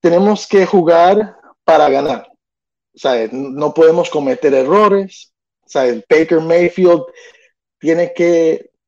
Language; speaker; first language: Spanish; early bilingual, other home language; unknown